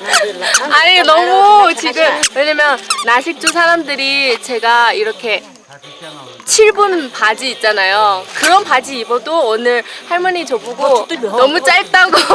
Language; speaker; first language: Korean; non-native, fluent; Chinese